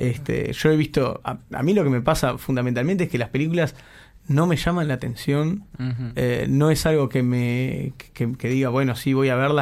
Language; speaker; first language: Spanish; native; Spanish